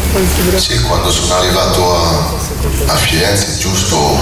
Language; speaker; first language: Italian; non-native, learner; French